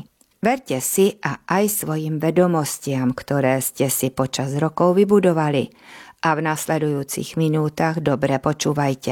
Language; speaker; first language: Slovak; early bilingual, heritage; Slovak